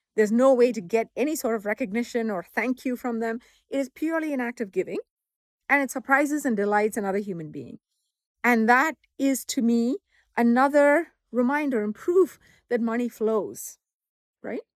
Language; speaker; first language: English; non-native, local second language; Tamil